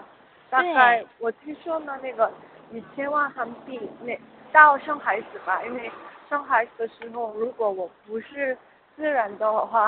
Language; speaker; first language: Chinese; non-native, learner; Korean